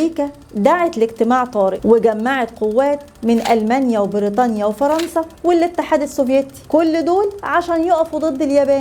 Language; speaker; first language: Arabic; native; Arabic